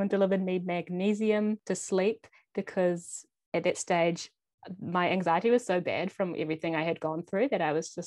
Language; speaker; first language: English; native; English